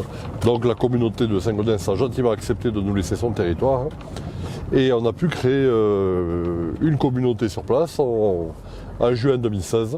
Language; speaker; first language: French; native; French